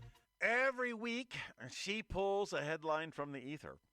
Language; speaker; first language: English; native; English